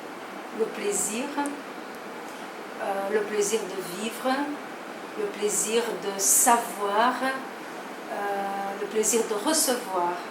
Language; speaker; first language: French; non-native, fluent; Portuguese